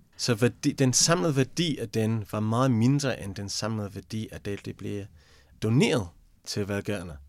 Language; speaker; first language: Danish; non-native, fluent; English